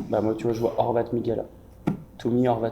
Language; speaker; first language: French; native; French